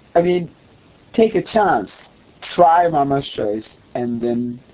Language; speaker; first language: English; non-native, local second language; Akan